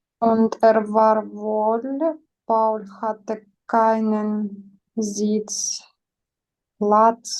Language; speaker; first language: German; non-native, learner; Ukrainian